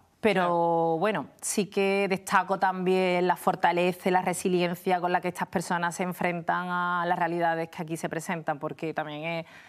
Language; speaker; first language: Spanish; native; Spanish